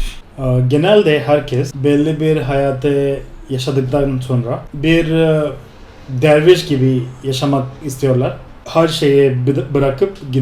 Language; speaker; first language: Turkish; non-native, fluent; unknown